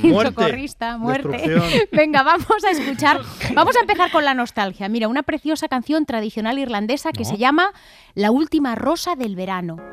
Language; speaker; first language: Spanish; native; Spanish